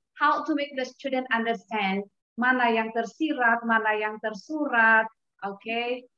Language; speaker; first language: English; non-native, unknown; Indonesian